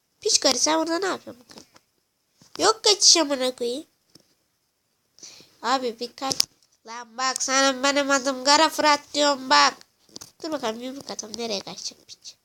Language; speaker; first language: Turkish; native; Turkish